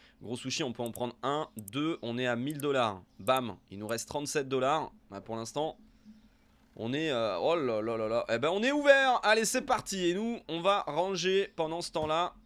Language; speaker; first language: French; native; French